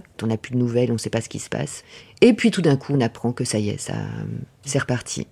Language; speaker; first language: French; native; French